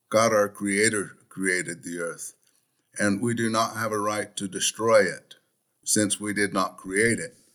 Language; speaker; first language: English; native; English